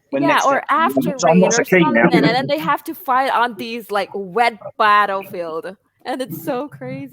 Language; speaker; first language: English; non-native, fluent; Khmer